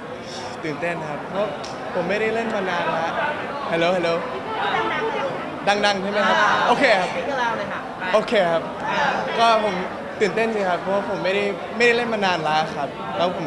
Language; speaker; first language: Thai; non-native, local second language; English